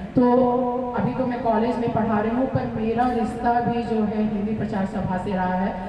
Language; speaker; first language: Hindi; native; Hindi